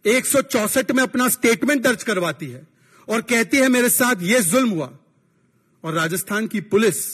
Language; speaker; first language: Hindi; native; Hindi